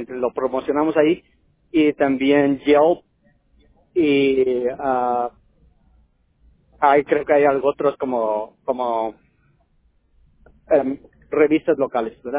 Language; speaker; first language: Spanish; non-native, local second language; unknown